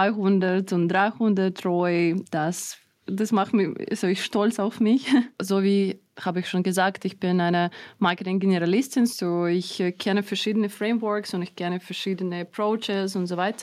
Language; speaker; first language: German; non-native, fluent; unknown